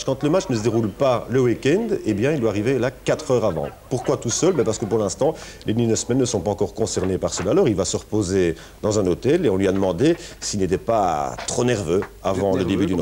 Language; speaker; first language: French; native; French